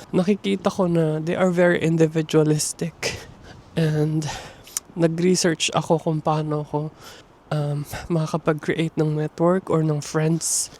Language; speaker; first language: Filipino; native; Filipino